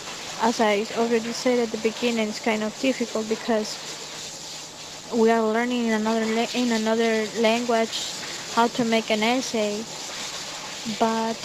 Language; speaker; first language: English; non-native, fluent; Spanish